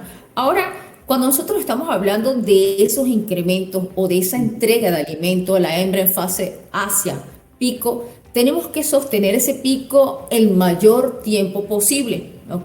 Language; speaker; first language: Spanish; native; Spanish